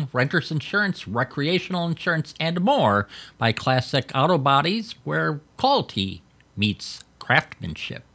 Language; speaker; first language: English; native; English